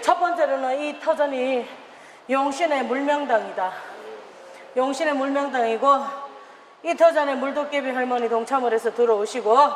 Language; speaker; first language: Korean; native; Korean